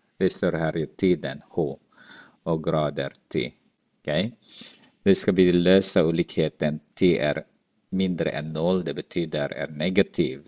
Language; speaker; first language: Swedish; non-native, fluent; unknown